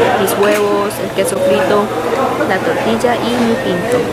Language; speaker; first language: Spanish; early bilingual, other home language; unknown